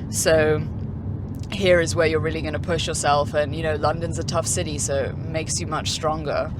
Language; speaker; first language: English; native; English